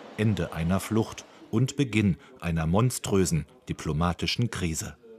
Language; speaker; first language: German; native; German